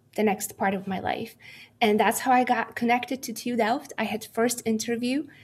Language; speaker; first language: English; non-native, fluent; Polish